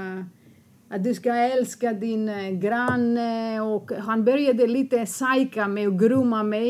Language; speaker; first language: Swedish; non-native, fluent; Greek